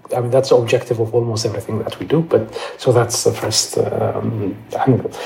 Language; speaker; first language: English; non-native, fluent; Amharic